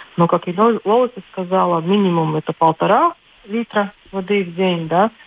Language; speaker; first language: Russian; non-native, local second language; Latvian